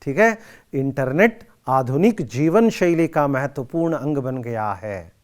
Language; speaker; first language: Hindi; non-native, local second language; Kannada